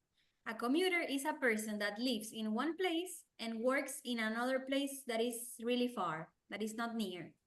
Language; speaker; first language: English; non-native, fluent; Spanish